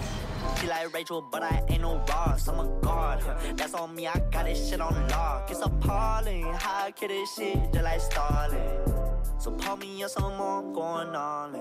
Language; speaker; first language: Japanese; native; Japanese